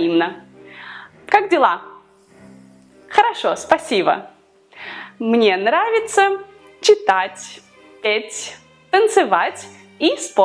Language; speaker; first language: Russian; non-native, fluent; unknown